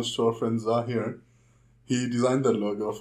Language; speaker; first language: English; non-native, fluent; German